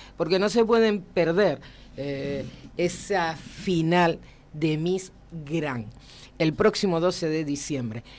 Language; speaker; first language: Spanish; native; Spanish